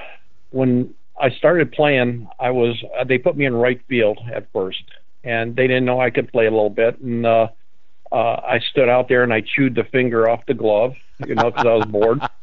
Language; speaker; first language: English; native; English